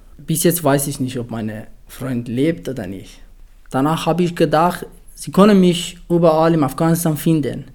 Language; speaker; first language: German; non-native, fluent; Persian